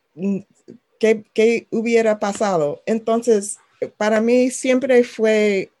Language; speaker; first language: Spanish; non-native, fluent; English